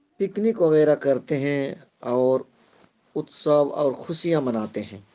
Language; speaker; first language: Urdu; non-native, local second language; Bangla